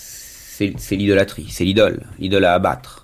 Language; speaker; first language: French; native; French